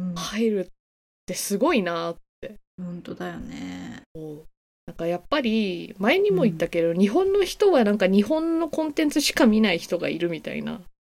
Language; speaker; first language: Japanese; native; Japanese